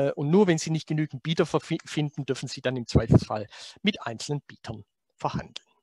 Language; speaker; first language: German; native; German